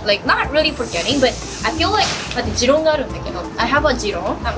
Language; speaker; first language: English; non-native, fluent; Japanese